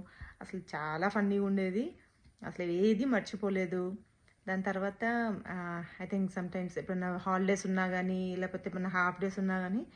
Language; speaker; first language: Telugu; native; Telugu